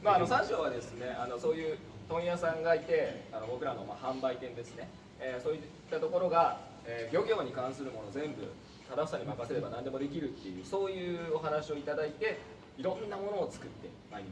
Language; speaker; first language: Japanese; native; Japanese